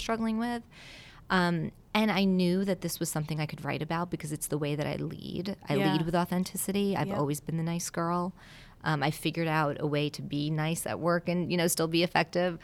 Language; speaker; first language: English; native; English